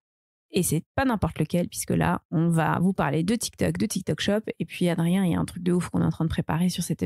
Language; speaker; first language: French; native; French